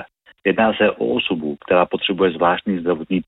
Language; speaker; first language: Czech; native; Czech